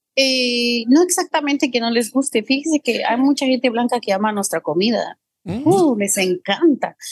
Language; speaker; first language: Spanish; native; Spanish